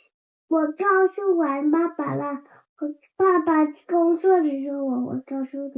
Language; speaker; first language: Chinese; early bilingual, heritage; Chinese